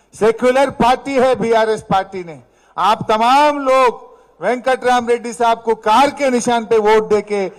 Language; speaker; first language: Hindi; non-native, local second language; Telugu